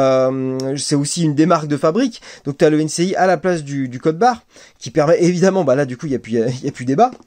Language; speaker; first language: French; native; French